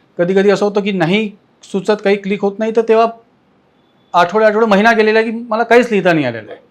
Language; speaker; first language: Marathi; native; Marathi